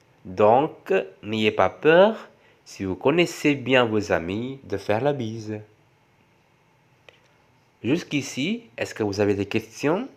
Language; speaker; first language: French; non-native, fluent; Javanese